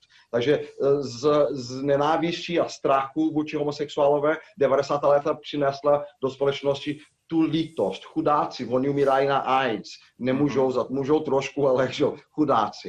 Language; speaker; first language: Czech; non-native, fluent; Portuguese